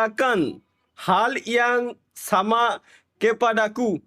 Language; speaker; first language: Indonesian; non-native, learner; Bangla